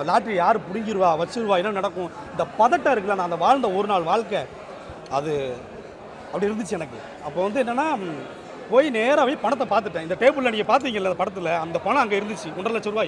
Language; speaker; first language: Tamil; native; Tamil